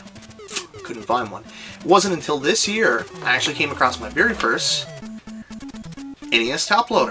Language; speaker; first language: English; native; English